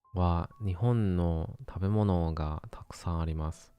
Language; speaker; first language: Japanese; non-native, learner; English